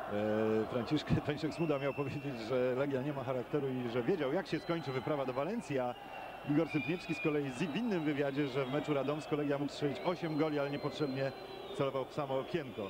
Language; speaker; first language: Polish; native; Polish